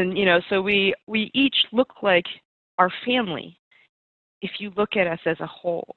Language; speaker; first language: English; native; English